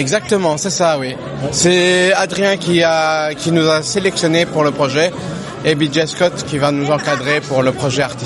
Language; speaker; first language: French; native; French